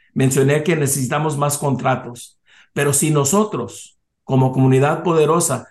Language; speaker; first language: Spanish; early bilingual, heritage; Spanish